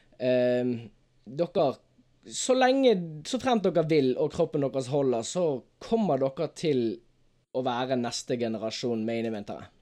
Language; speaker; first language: Norwegian; native; Norwegian